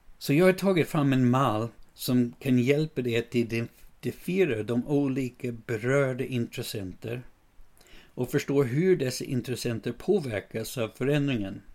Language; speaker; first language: Swedish; non-native, fluent; English